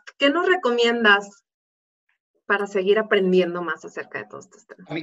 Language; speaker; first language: Spanish; native; Spanish